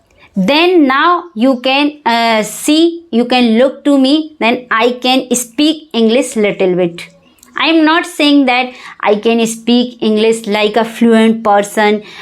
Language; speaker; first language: English; non-native, learner; Hindi